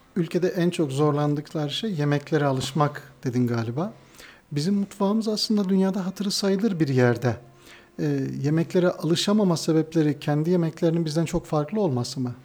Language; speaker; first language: Turkish; native; Turkish